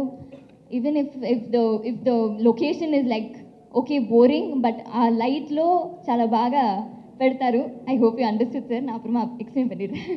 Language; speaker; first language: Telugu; non-native, local second language; Tamil